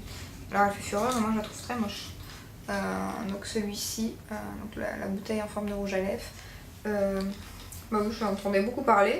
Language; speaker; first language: French; native; French